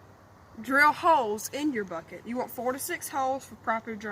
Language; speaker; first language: English; native; English